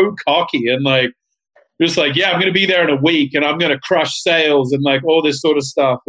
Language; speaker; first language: English; native; English